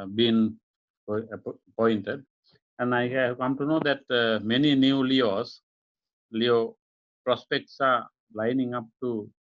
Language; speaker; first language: English; non-native, local second language; Sinhala